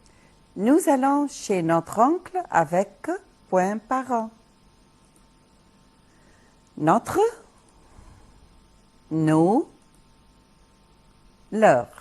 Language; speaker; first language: French; non-native, fluent; Arabic